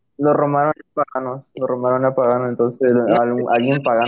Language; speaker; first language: Spanish; native; Spanish